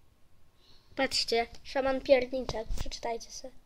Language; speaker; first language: Polish; native; Polish